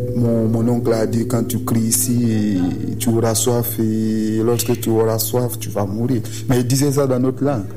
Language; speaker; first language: French; non-native, local second language; Susu